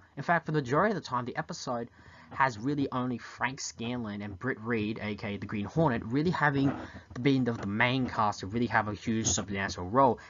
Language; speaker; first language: English; native; English